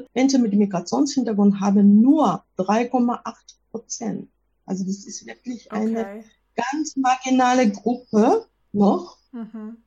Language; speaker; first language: German; non-native, fluent; Japanese